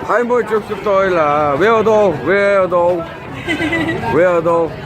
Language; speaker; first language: Vietnamese; non-native, learner; Korean